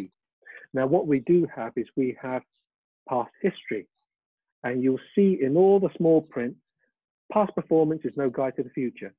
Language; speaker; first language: English; early bilingual, other home language; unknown